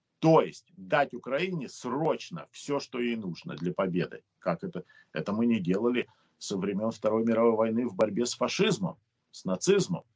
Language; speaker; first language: Russian; native; Russian